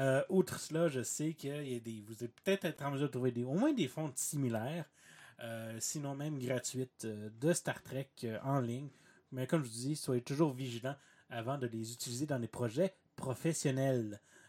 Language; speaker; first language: French; native; French